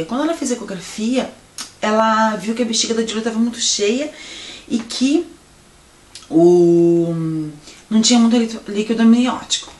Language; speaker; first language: Portuguese; native; Portuguese